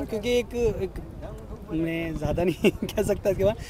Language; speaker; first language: Hindi; native; Hindi